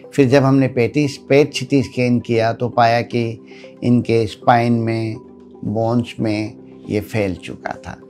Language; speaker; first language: Hindi; native; Hindi